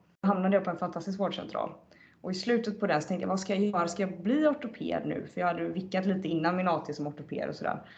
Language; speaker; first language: Swedish; native; Swedish